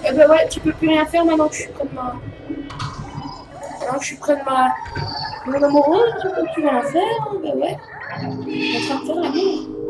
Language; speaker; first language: French; native; French